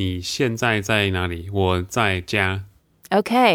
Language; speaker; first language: Chinese; non-native, learner; English